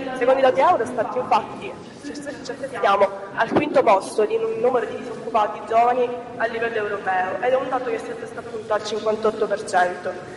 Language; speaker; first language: Italian; native; Italian